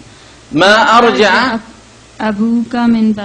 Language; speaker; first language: Arabic; non-native, learner; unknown